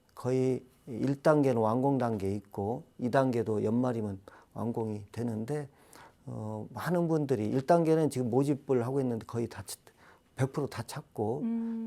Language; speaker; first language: Korean; native; Korean